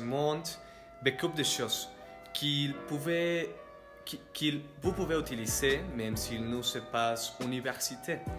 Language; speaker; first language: French; non-native, learner; Spanish